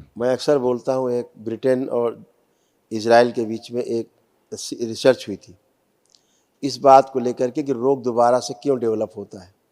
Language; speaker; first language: Hindi; native; Hindi